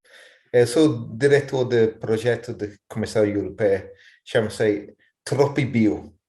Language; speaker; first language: Portuguese; non-native, fluent; English